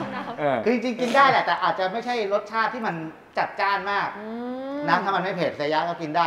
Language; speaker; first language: Thai; native; Thai